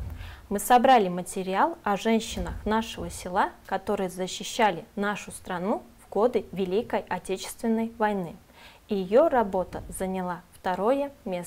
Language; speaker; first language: Russian; non-native, local second language; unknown